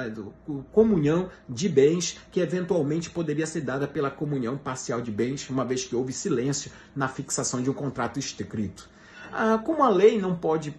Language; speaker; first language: Portuguese; native; Portuguese